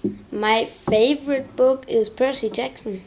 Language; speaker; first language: English; non-native, learner; German